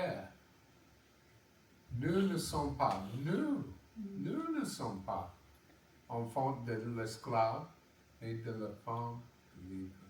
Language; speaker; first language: French; non-native, learner; English